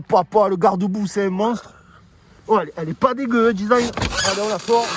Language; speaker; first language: French; native; French